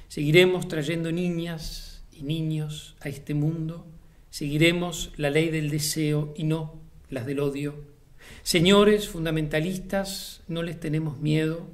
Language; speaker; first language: Spanish; native; Spanish